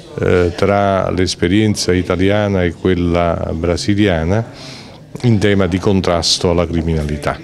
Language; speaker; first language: Italian; native; Italian